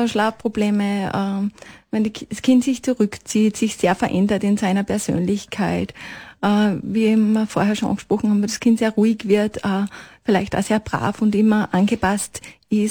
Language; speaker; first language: German; native; German